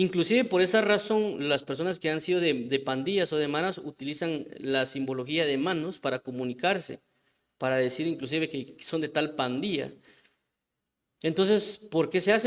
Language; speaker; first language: Spanish; native; Spanish